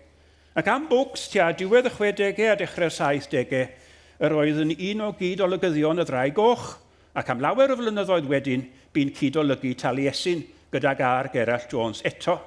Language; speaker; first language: Welsh; native; Welsh